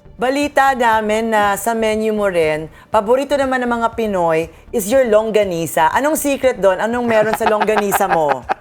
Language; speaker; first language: Filipino; native; Filipino